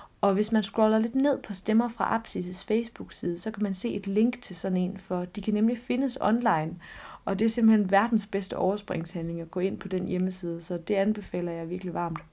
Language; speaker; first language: Danish; native; Danish